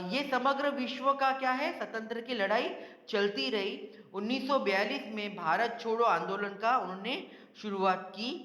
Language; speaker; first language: Hindi; non-native, local second language; Gujarati